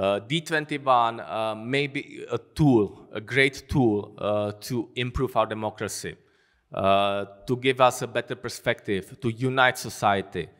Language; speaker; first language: English; non-native, fluent; Czech